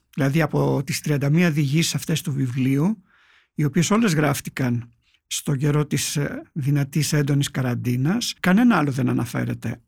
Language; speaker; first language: Greek; native; Greek